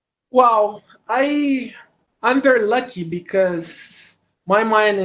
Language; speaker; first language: English; non-native, learner; Portuguese